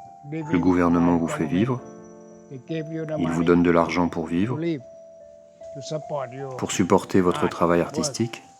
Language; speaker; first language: French; non-native, learner; Thai